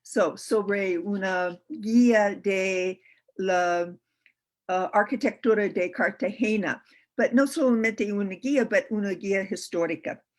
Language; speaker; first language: Spanish; non-native, learner; English